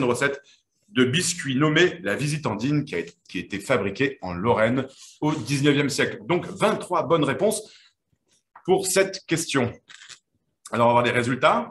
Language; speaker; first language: French; native; French